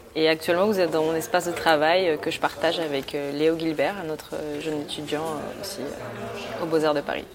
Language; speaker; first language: French; early bilingual, other home language; Spanish